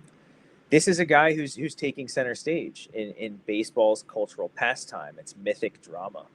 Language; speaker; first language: English; native; English